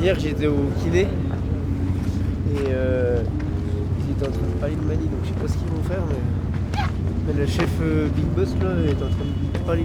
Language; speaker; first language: French; native; French